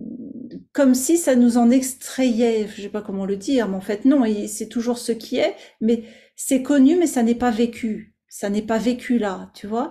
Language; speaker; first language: French; native; French